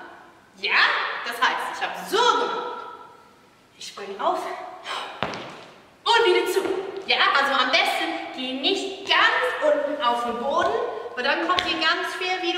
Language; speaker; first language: German; non-native, fluent; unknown